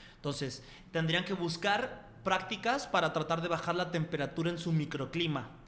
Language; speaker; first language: Spanish; native; Spanish